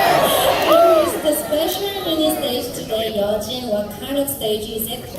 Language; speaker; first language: English; non-native, learner; Korean